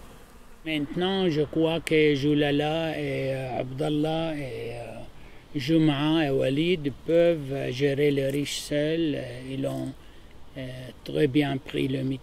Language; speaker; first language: French; non-native, learner; Arabic